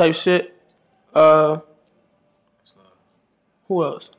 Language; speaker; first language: English; native; English